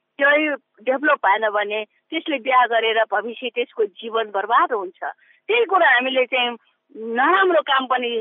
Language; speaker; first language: Nepali; non-native, local second language; Newari